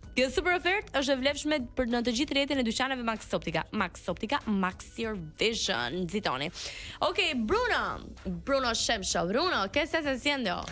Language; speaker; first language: Albanian; native; Albanian